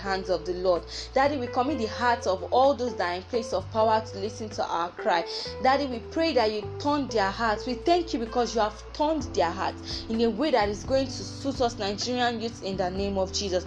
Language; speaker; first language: English; non-native, local second language; Igbo